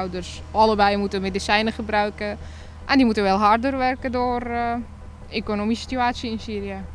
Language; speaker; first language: Dutch; non-native, fluent; Arabic